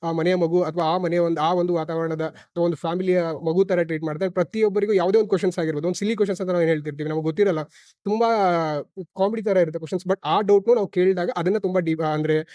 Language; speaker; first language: Kannada; native; Kannada